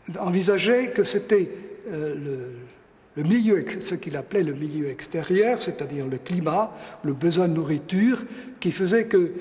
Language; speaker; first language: French; native; French